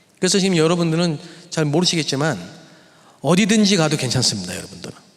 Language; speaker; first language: Korean; native; Korean